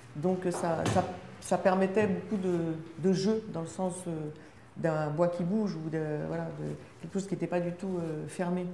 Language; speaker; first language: French; native; French